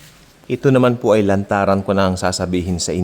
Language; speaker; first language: Filipino; native; Filipino